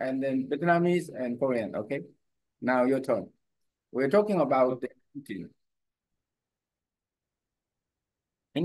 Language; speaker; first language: English; non-native, learner; Korean